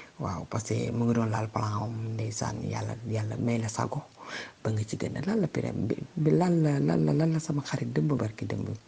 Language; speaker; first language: Wolof; non-native, local second language; Jola-Fonyi